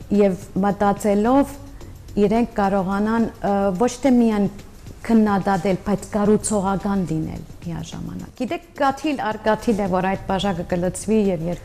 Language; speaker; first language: Armenian; early bilingual, heritage; Armenian